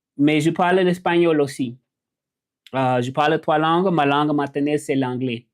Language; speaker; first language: French; non-native, learner; English